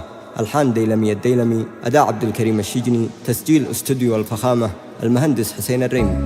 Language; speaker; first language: Arabic; native; Arabic